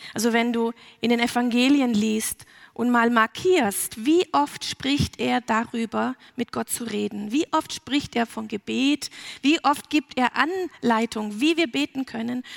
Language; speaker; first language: German; early bilingual, heritage; German